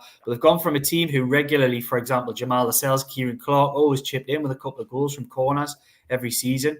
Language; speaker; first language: English; native; English